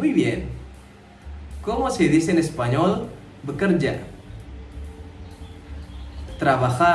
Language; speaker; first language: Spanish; non-native, fluent; Indonesian